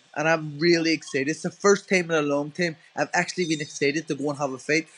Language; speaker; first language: English; native; English